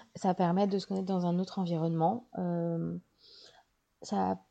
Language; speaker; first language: French; native; French